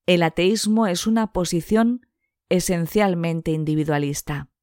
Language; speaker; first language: Spanish; non-native, local second language; Basque